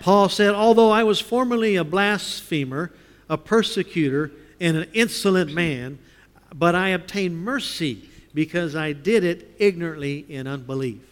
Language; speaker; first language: English; native; English